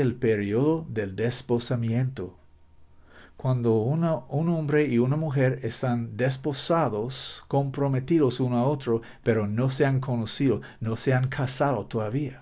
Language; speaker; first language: Spanish; non-native, learner; English